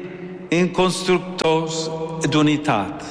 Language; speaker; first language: Catalan; non-native, fluent; English